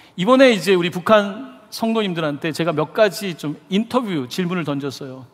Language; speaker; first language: Korean; native; Korean